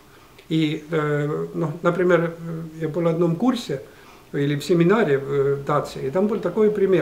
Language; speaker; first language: Russian; non-native, local second language; Estonian